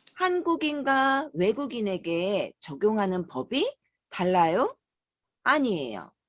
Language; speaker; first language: Korean; native; Korean